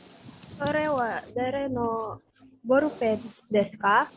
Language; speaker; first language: Japanese; non-native, learner; Indonesian